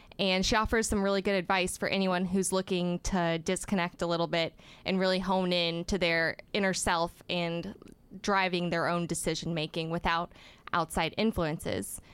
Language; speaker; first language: English; native; English